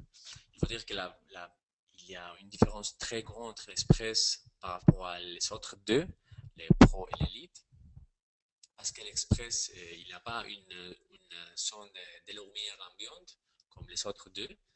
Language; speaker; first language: French; non-native, fluent; Spanish